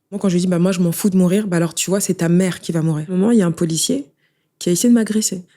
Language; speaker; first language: French; early bilingual, other home language; Haitian Creole